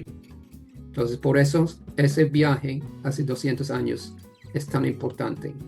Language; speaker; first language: Spanish; non-native, fluent; English